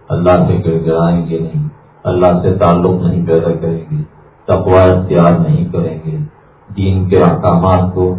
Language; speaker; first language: Urdu; native; Urdu